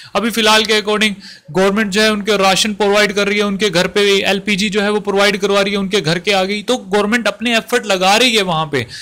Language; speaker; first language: Hindi; native; Hindi